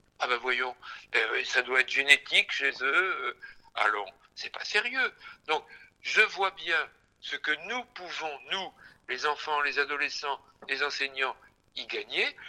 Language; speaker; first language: French; native; French